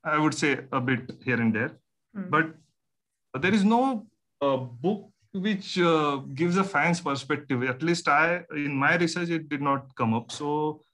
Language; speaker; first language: English; non-native, local second language; Marathi